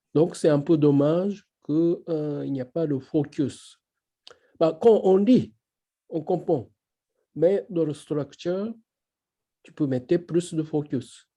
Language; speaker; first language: French; non-native, fluent; Japanese